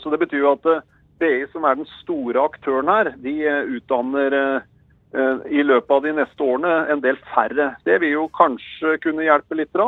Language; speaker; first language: Norwegian; native; Norwegian